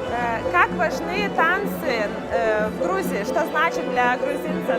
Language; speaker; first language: Russian; non-native, fluent; Lithuanian